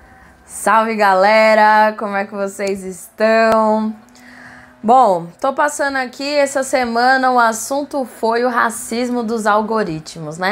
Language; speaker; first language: Portuguese; native; Portuguese